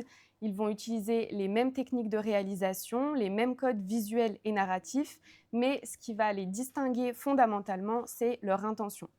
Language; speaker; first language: French; native; French